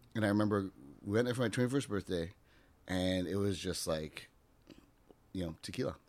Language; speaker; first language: English; native; English